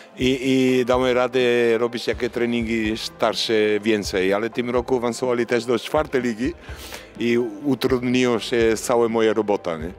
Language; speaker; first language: Polish; non-native, learner; Italian